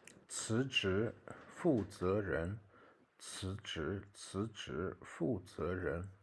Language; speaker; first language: Chinese; non-native, learner; English